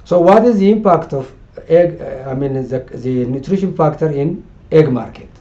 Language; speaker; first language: English; non-native, local second language; Amharic